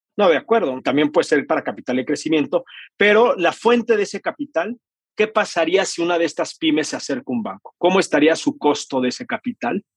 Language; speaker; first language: Spanish; native; Spanish